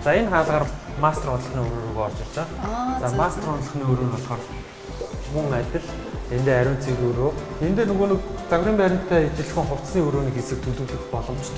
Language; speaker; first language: Mongolian; native; Mongolian